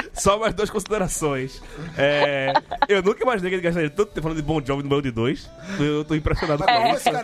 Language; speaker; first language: Portuguese; native; Portuguese